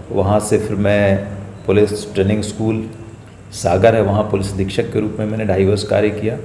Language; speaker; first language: Hindi; native; Hindi